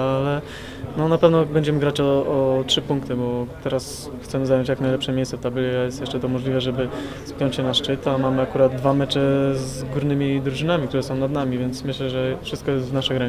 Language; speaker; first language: Polish; native; Polish